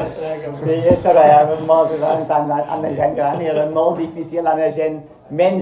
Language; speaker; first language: Catalan; non-native, learner; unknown